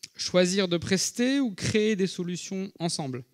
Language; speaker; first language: French; native; French